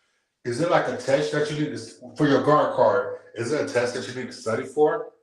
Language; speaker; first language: English; native; English